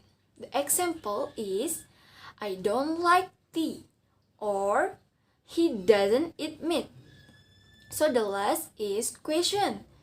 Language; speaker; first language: English; non-native, learner; Indonesian